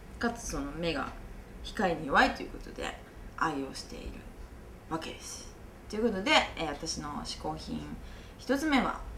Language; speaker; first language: Japanese; native; Japanese